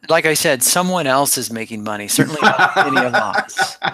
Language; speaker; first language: English; native; English